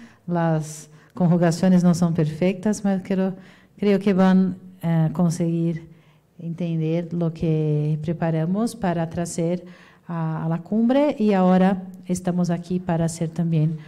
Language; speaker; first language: Spanish; non-native, fluent; Portuguese